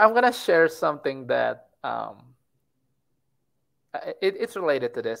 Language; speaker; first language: English; non-native, fluent; Spanish